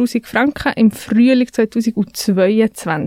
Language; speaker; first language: German; native; German